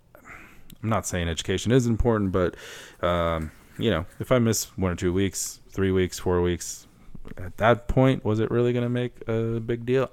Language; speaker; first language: English; early bilingual, other home language; Spanish